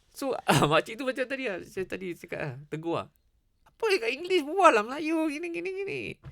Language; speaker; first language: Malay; native; Malay